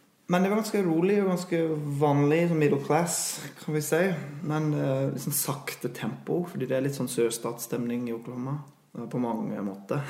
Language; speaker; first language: Norwegian; non-native, fluent; English